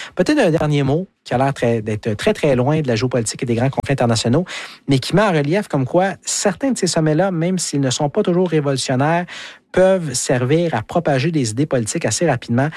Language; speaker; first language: French; native; French